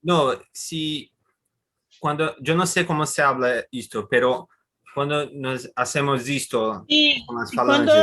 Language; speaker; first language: Spanish; non-native, learner; Portuguese